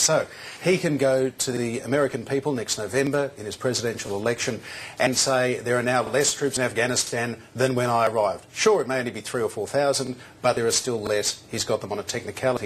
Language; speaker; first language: English; native; English